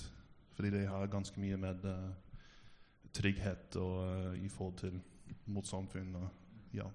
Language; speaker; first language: Norwegian; non-native, fluent; English